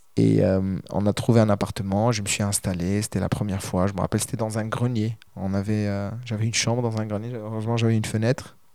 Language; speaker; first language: French; non-native, local second language; Arabic